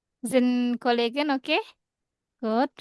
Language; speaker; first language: German; non-native, fluent; Indonesian